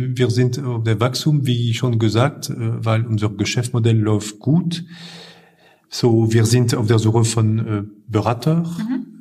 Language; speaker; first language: German; non-native, fluent; French